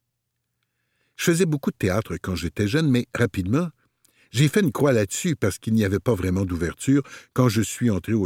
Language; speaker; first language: French; native; French